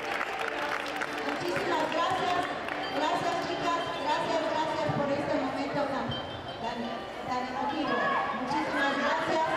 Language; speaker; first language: Spanish; native; Spanish